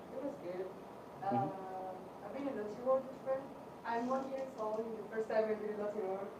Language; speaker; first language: English; non-native, learner; Arabic